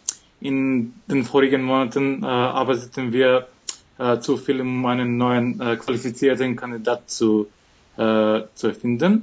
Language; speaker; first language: German; non-native, fluent; Macedonian